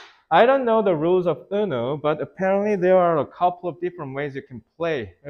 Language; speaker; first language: English; non-native, fluent; Korean